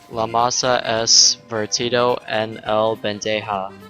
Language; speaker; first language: Spanish; non-native, learner; English